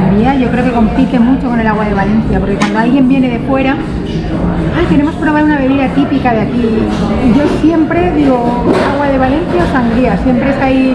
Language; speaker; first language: Spanish; native; Spanish